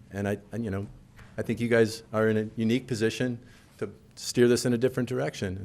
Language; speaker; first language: English; native; English